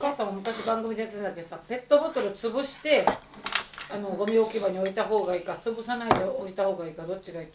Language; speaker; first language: Japanese; native; Japanese